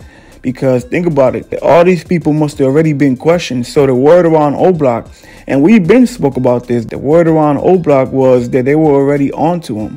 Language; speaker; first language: English; native; English